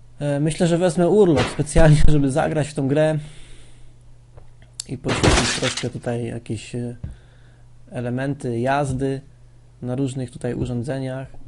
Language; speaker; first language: Polish; native; Polish